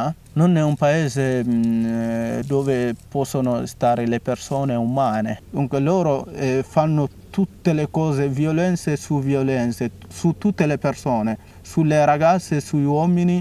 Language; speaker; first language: Italian; non-native, fluent; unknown